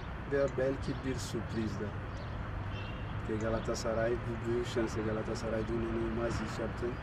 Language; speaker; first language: Turkish; non-native, learner; Portuguese